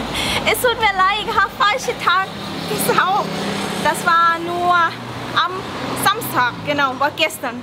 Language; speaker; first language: German; non-native, learner; Thai